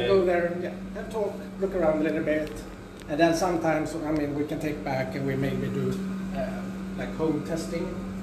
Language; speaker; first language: English; non-native, fluent; Swedish